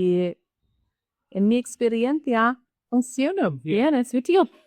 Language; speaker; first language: Spanish; non-native, learner; English